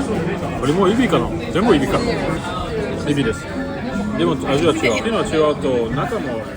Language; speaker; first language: Japanese; non-native, fluent; French